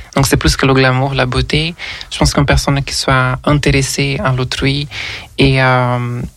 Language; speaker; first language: French; non-native, fluent; Portuguese